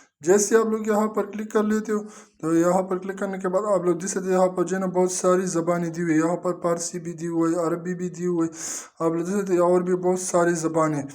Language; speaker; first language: Urdu; non-native, local second language; Punjabi